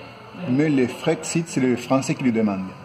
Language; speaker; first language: French; non-native, fluent; Spanish